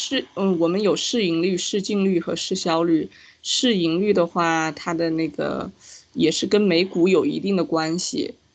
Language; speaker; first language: Chinese; native; Chinese